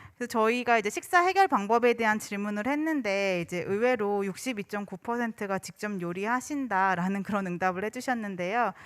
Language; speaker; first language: Korean; native; Korean